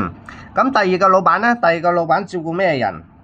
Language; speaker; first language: Cantonese; native; Cantonese